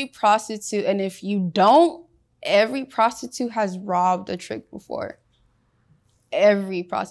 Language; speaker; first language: English; early bilingual, other home language; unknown